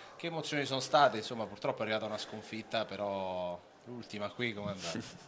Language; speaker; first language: Italian; native; Italian